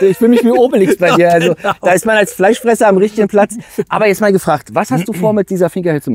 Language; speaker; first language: German; native; German